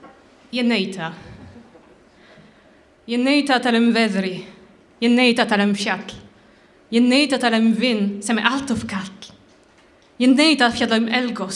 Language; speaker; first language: Icelandic; non-native, learner; French